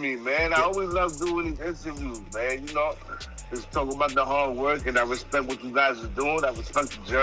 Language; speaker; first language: English; early bilingual, other home language; Spanish